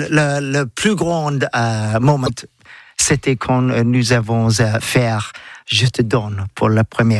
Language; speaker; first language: French; non-native, learner; English